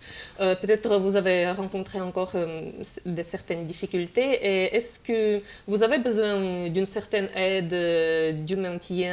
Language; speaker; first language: French; non-native, fluent; Russian